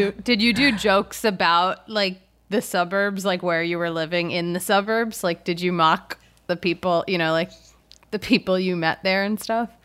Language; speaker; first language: English; native; English